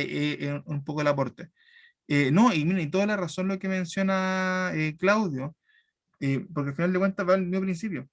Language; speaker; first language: Spanish; native; Spanish